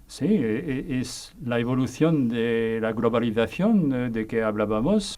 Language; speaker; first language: Spanish; non-native, fluent; French